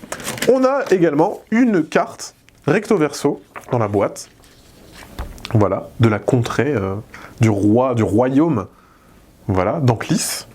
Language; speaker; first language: French; native; French